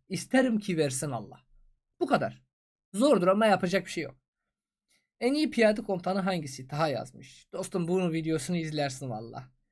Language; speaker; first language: Turkish; non-native, fluent; Persian